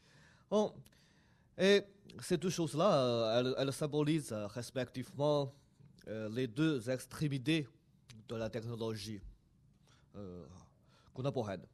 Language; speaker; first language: French; non-native, fluent; Chinese